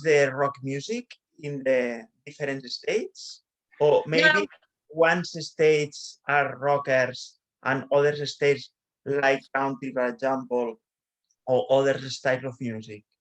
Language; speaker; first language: English; non-native, learner; Spanish